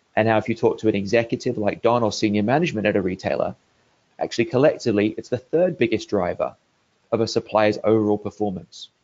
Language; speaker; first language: English; native; English